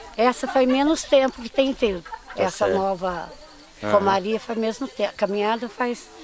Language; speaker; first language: Portuguese; native; Portuguese